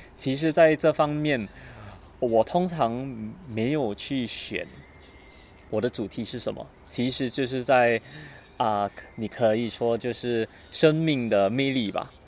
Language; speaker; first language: Chinese; non-native, learner; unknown